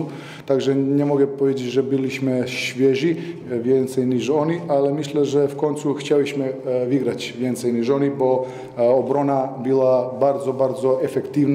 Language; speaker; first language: Polish; non-native, fluent; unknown